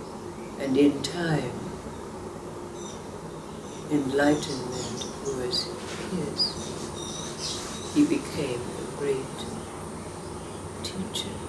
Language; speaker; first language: English; native; English